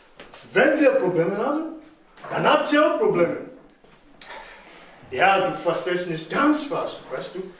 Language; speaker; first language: German; non-native, fluent; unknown